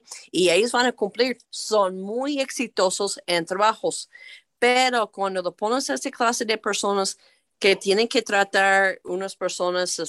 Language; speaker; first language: Spanish; non-native, fluent; English